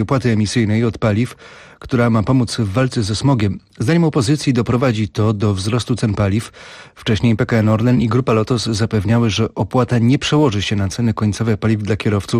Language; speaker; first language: Polish; native; Polish